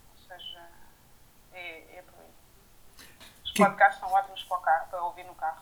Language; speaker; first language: Portuguese; non-native, fluent; French